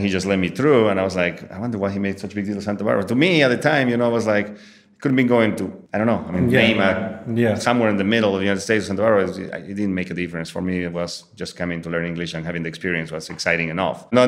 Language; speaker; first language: English; non-native, fluent; Spanish